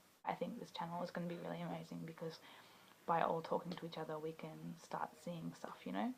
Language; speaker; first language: English; native; English